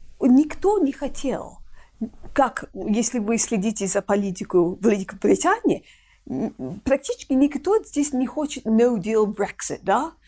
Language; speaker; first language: Russian; non-native, fluent; English